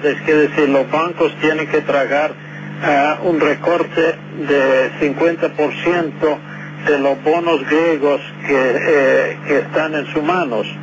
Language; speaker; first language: Spanish; non-native, fluent; English